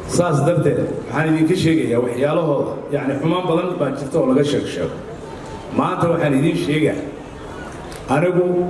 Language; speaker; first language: Somali; early bilingual, heritage; Somali